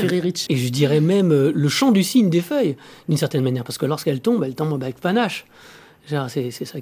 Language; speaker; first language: French; native; French